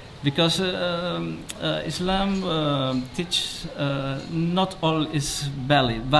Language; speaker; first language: English; non-native, learner; Spanish